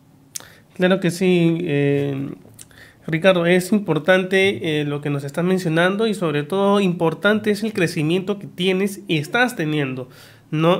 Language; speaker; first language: Spanish; native; Spanish